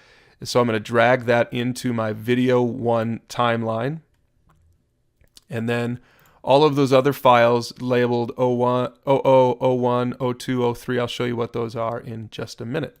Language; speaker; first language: English; native; English